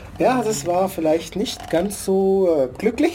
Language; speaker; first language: German; native; German